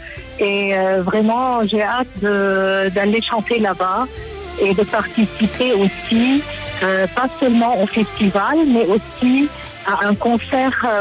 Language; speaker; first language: French; non-native, local second language; Arabic